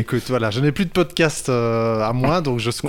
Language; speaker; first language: French; native; French